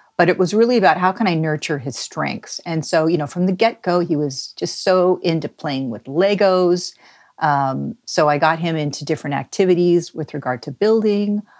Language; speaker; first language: English; native; English